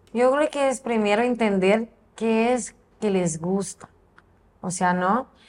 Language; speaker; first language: Spanish; non-native, fluent; Portuguese